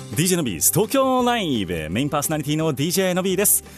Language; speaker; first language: Japanese; native; Japanese